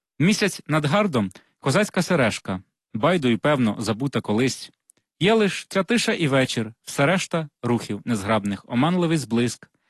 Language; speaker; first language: Ukrainian; non-native, local second language; Russian